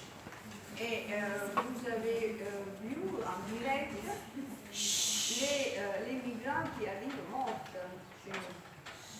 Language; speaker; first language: French; non-native, fluent; Italian